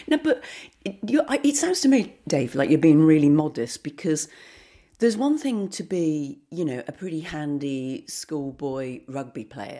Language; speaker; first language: English; native; English